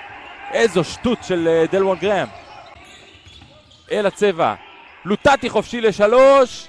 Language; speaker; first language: Hebrew; native; Hebrew